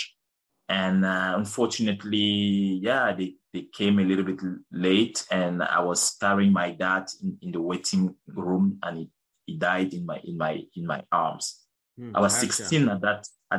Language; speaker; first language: English; non-native, local second language; French